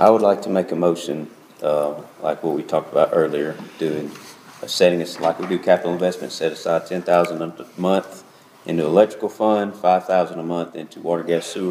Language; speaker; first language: English; native; English